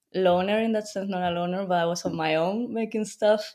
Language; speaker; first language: English; non-native, fluent; Spanish